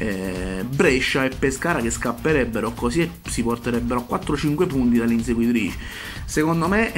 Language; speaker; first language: Italian; native; Italian